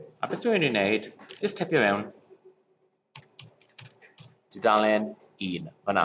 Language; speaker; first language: Welsh; non-native, local second language; English